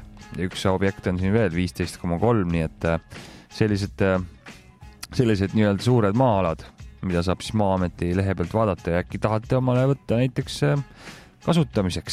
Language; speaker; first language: Estonian; native; Estonian